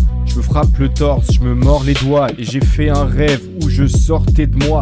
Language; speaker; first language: French; native; French